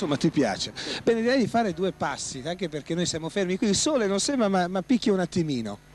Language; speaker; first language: Italian; native; Italian